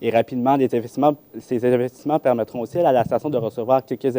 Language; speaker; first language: French; native; French